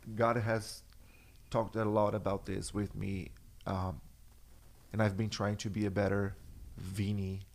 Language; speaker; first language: English; non-native, fluent; Portuguese